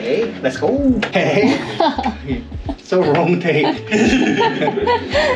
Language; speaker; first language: English; non-native, learner; Korean